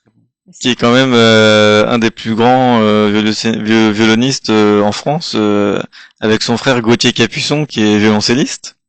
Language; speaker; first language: French; native; French